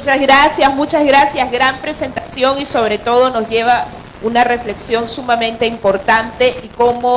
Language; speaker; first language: Spanish; native; Spanish